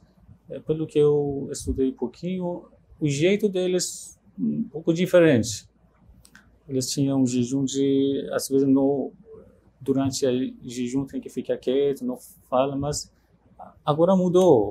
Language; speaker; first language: Portuguese; non-native, fluent; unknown